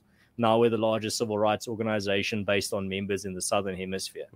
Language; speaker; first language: English; non-native, local second language; Afrikaans